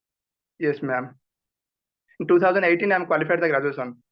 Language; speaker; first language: English; non-native, learner; Odia